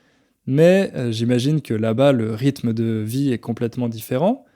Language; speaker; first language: French; native; French